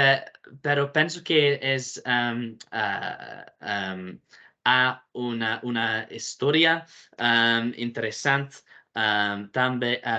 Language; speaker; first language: Catalan; non-native, learner; English